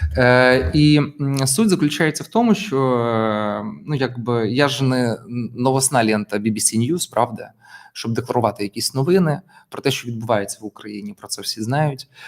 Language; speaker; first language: Ukrainian; non-native, local second language; Russian